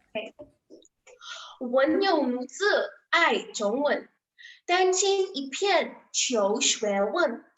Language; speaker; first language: Chinese; non-native, learner; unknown